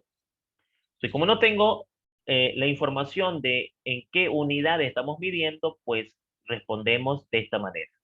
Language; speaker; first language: Spanish; native; Spanish